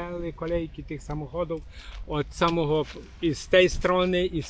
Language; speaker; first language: Polish; non-native, learner; Ukrainian